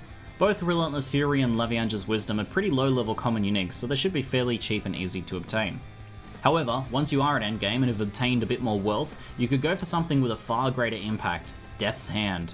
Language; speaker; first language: English; native; English